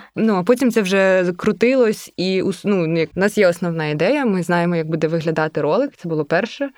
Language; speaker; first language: Ukrainian; native; Ukrainian